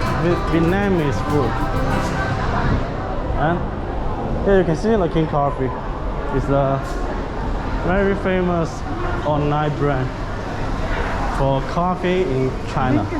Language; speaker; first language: English; non-native, fluent; Chinese